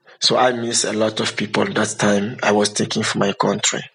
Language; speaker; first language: English; non-native, learner; Lingala